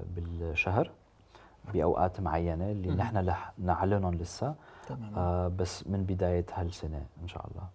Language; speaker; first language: Arabic; early bilingual, heritage; German